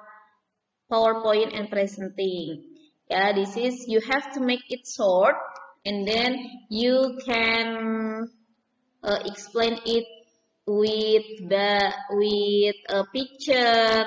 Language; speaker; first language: English; non-native, learner; Indonesian